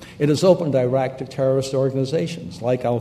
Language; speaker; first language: English; native; English